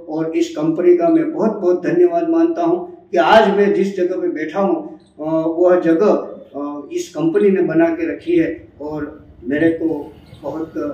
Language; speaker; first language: Hindi; non-native, local second language; Gujarati